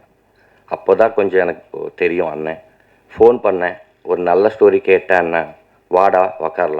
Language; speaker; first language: Tamil; non-native, learner; Telugu